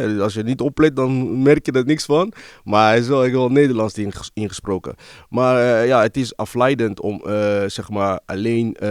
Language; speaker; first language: Dutch; early bilingual, other home language; Lingala